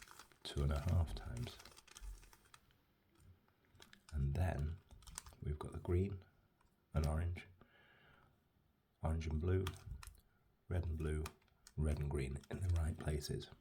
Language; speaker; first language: English; native; English